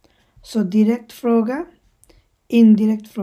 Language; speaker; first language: Swedish; non-native, fluent; Bangla